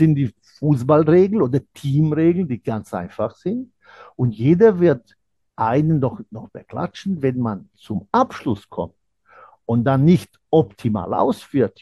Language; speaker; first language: German; non-native, fluent; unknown